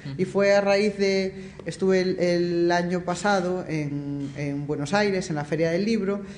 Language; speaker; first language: Spanish; native; Spanish